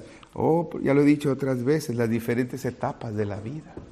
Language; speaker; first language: Spanish; native; Spanish